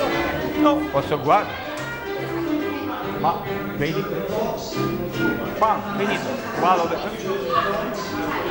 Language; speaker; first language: Italian; non-native, learner; Russian